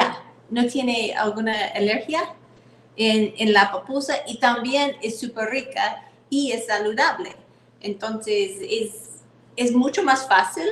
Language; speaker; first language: Spanish; non-native, fluent; English